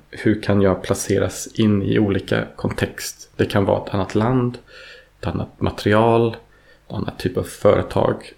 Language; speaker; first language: Swedish; early bilingual, heritage; Swedish